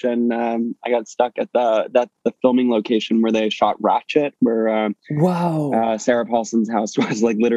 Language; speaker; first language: English; native; English